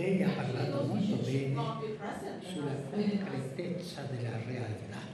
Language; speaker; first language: Italian; non-native, fluent; Spanish